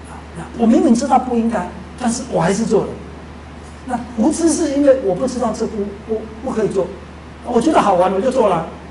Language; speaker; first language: Chinese; native; Chinese